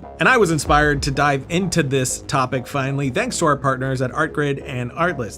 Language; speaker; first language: English; native; English